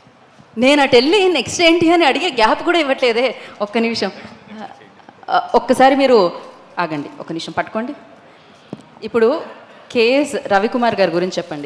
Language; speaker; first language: Telugu; native; Telugu